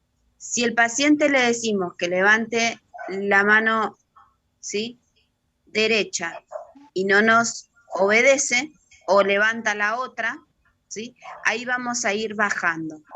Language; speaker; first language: Spanish; native; Spanish